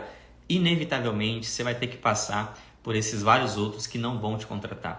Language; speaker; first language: Portuguese; native; Portuguese